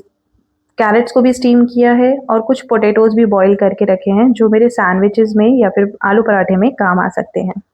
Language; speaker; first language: Hindi; native; Hindi